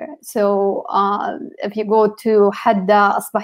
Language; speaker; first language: English; non-native, fluent; Arabic